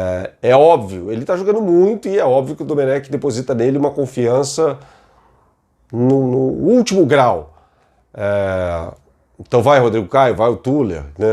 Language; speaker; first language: Portuguese; native; Portuguese